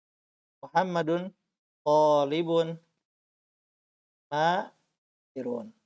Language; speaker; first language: Arabic; non-native, fluent; Indonesian